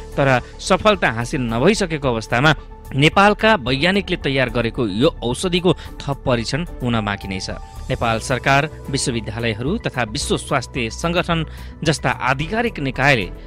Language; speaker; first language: Nepali; native; Nepali